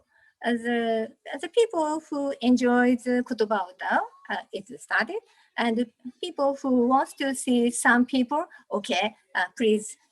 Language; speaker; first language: English; non-native, learner; Japanese